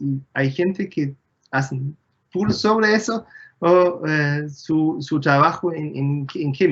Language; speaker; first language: Spanish; non-native, fluent; German